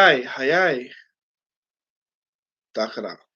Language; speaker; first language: Japanese; non-native, learner; English